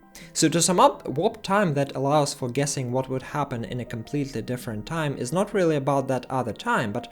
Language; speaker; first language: English; non-native, fluent; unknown